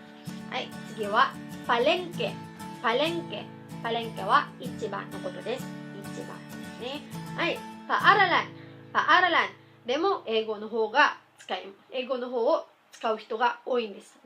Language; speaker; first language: Japanese; non-native, fluent; Filipino